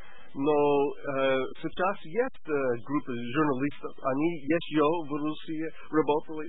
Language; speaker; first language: Russian; non-native, learner; English